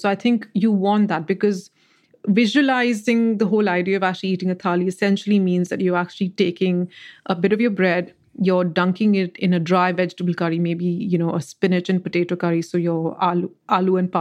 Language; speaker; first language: English; non-native, local second language; Marathi